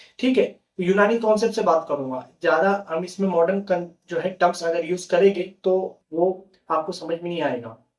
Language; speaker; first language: Hindi; native; Hindi